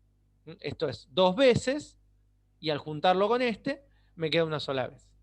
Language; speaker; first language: Spanish; native; Spanish